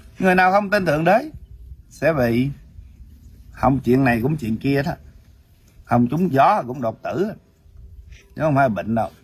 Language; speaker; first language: Vietnamese; early bilingual, heritage; Vietnamese